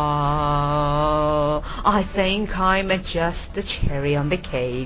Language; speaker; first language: English; non-native, fluent; Chinese